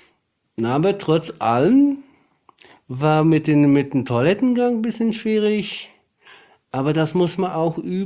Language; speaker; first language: German; non-native, learner; Polish